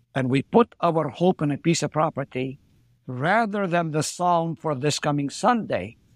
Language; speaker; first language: English; non-native, fluent; Arabic